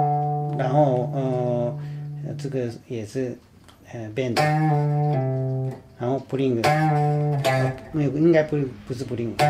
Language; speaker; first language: Chinese; non-native, fluent; Japanese